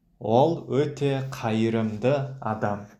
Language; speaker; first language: Kazakh; non-native, fluent; Mongolian